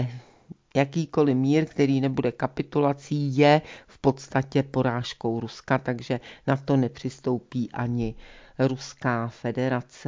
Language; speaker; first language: Czech; native; Czech